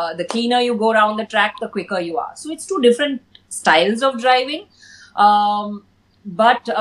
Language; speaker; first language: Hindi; non-native, local second language; English